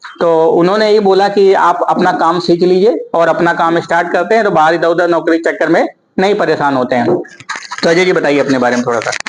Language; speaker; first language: Hindi; native; Hindi